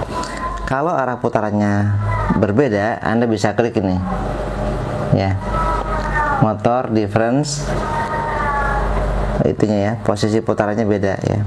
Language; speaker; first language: Indonesian; native; Indonesian